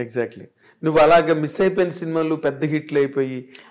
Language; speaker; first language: Telugu; native; Telugu